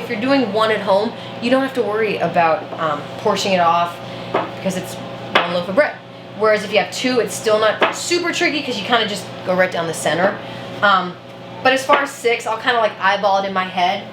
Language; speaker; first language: English; native; English